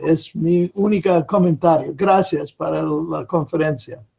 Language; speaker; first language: Spanish; non-native, fluent; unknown